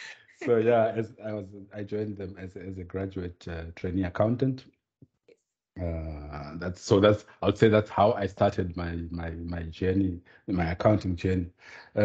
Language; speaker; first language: English; non-native, local second language; Shona